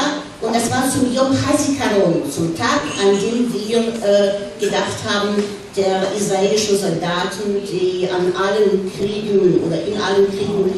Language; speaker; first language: German; non-native, fluent; Russian